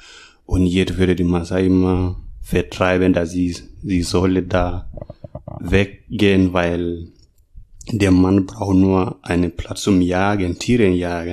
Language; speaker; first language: German; non-native, learner; Masai